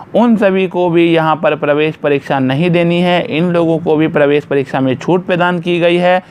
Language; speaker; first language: Hindi; native; Hindi